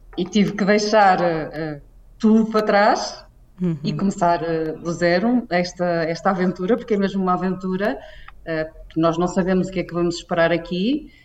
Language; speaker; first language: Portuguese; native; Portuguese